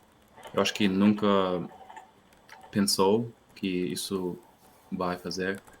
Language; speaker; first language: Portuguese; non-native, learner; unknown